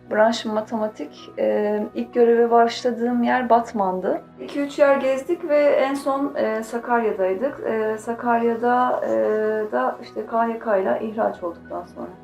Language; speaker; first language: Turkish; native; Turkish